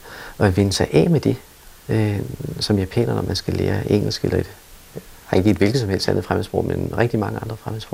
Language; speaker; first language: Danish; native; Danish